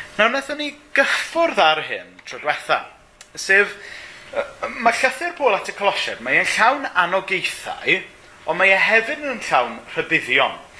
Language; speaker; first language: Welsh; native; Welsh